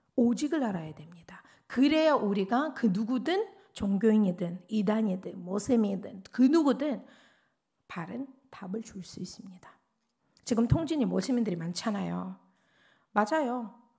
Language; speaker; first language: Korean; non-native, fluent; Russian